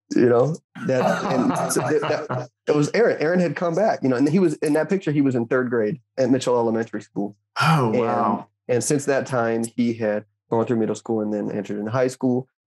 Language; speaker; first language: English; native; English